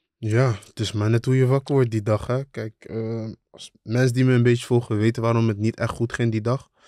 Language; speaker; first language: Dutch; early bilingual, other home language; Akan